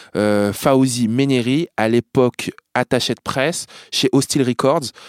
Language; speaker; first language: French; native; French